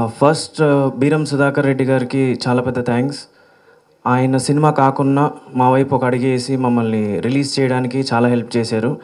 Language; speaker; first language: Telugu; native; Telugu